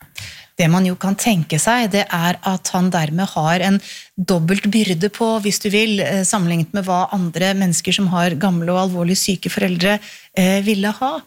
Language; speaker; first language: Norwegian; native; Norwegian